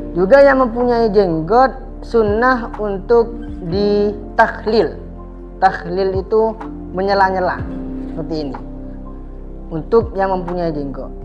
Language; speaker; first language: Indonesian; non-native, local second language; Madurese